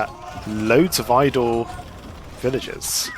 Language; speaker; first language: English; native; English